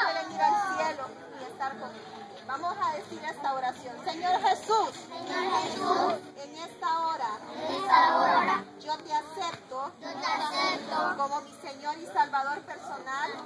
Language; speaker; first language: Spanish; native; Spanish